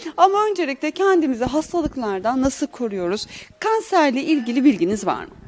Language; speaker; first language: Turkish; native; Turkish